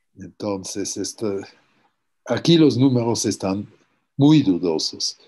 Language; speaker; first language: Spanish; native; Spanish